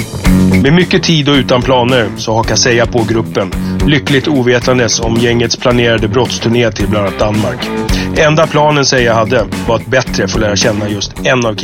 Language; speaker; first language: Swedish; native; Swedish